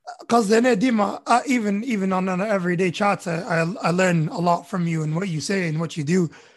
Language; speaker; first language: English; early bilingual, other home language; Arabic